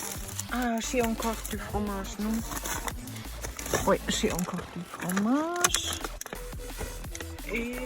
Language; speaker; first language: French; non-native, fluent; German